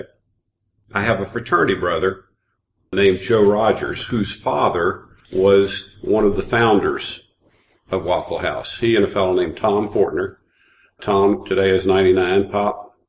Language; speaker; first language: English; native; English